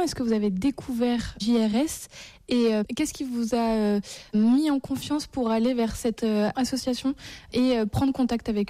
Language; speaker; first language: French; native; French